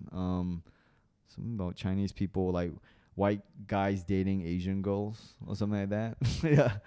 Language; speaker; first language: English; native; English